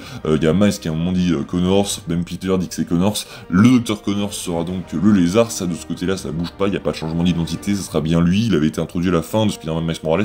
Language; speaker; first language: French; native; French